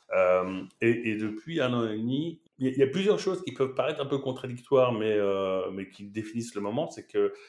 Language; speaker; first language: French; native; French